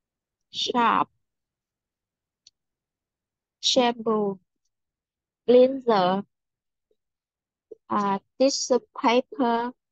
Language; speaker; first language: English; non-native, learner; Vietnamese